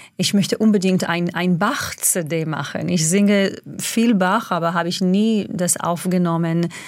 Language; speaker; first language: German; non-native, fluent; Hebrew